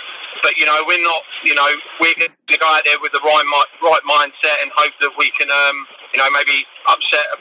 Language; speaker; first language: English; native; English